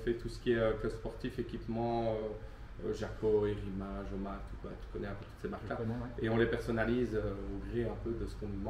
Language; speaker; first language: French; native; French